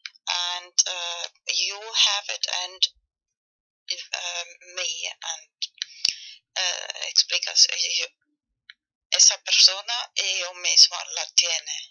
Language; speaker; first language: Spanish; non-native, fluent; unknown